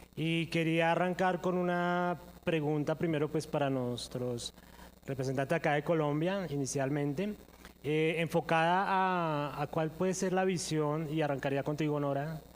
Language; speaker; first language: Spanish; native; Spanish